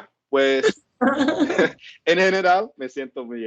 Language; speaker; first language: Spanish; non-native, learner; English